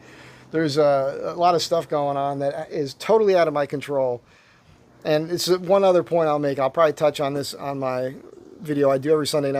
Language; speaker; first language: English; native; English